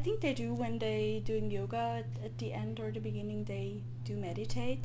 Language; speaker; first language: English; non-native, fluent; Swiss German